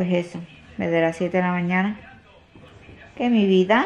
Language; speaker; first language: Spanish; native; Spanish